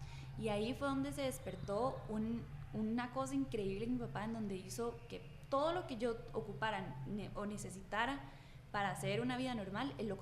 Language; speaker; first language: Spanish; native; Spanish